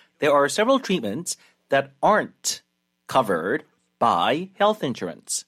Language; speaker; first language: English; non-native, fluent; Korean